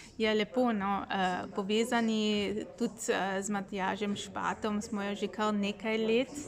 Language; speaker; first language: Slovenian; native; Slovenian